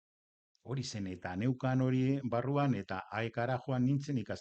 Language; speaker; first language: Basque; non-native, local second language; Spanish